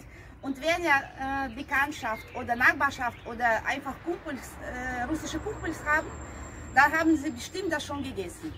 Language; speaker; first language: German; non-native, fluent; Russian